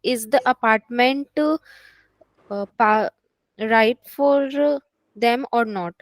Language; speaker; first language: English; non-native, local second language; Hindi